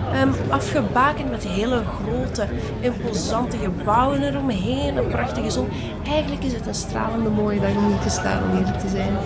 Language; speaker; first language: Dutch; native; Dutch